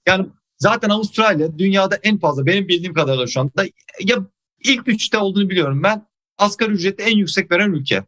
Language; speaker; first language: Turkish; native; Turkish